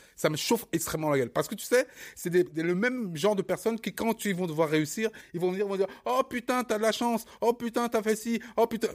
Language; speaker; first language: French; early bilingual, other home language; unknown